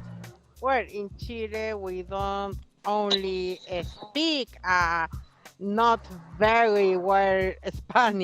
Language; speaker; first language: English; non-native, fluent; Spanish